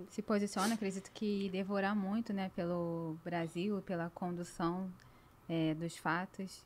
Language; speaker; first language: Portuguese; native; Portuguese